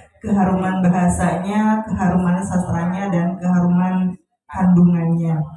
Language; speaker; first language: Indonesian; non-native, local second language; Sundanese